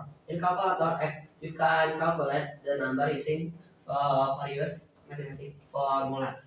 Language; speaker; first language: English; non-native, learner; Indonesian